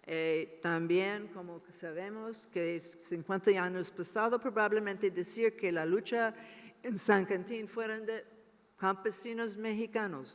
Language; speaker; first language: Spanish; non-native, learner; English